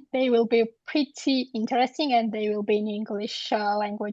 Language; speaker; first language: English; non-native, fluent; Georgian